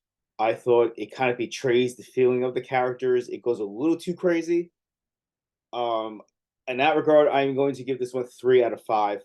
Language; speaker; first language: English; native; English